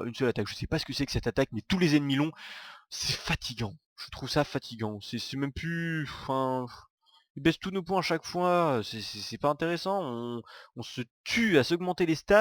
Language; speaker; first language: French; native; French